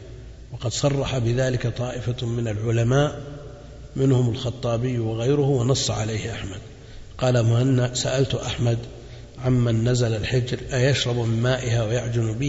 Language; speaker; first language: Arabic; native; Arabic